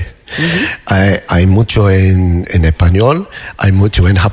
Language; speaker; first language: Spanish; non-native, fluent; English